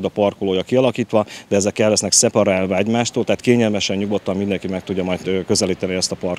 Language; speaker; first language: Hungarian; native; Hungarian